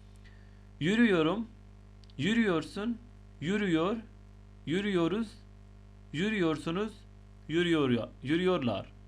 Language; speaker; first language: Turkish; non-native, fluent; Urdu